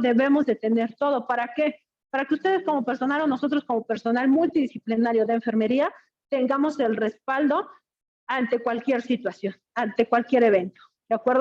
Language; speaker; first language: Spanish; native; Spanish